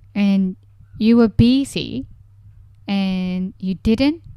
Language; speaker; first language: English; non-native, fluent; Burmese